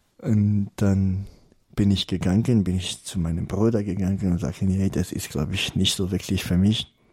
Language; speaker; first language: German; non-native, fluent; Persian